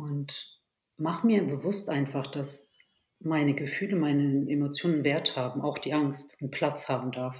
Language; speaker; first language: German; early bilingual, other home language; Turkish